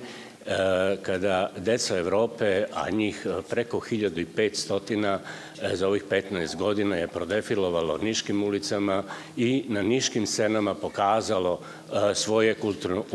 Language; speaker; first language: Serbian; native; Serbian